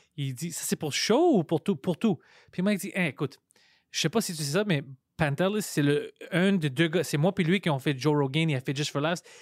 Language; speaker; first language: French; non-native, local second language; Greek